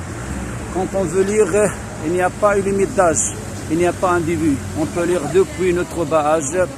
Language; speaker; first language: French; non-native, local second language; Arabic